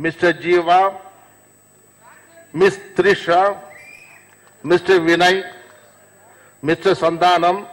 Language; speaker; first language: Tamil; native; Tamil